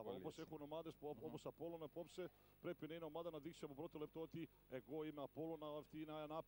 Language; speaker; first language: Greek; non-native, fluent; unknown